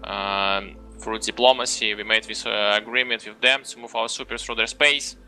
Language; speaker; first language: English; non-native, fluent; Russian